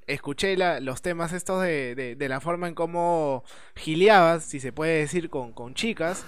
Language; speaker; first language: Spanish; native; Spanish